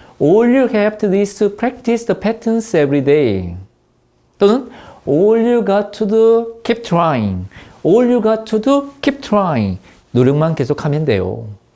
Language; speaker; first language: English; non-native, fluent; Korean